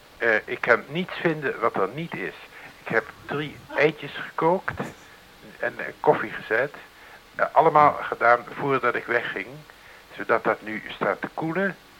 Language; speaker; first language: Dutch; native; Dutch